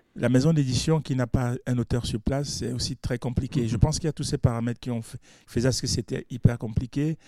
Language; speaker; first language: French; non-native, local second language; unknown